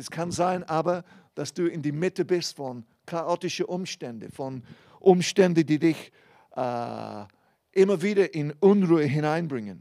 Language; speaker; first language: German; non-native, fluent; English